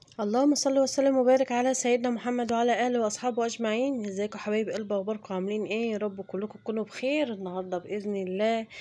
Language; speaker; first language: Arabic; native; Arabic